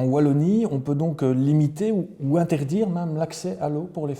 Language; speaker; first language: French; native; French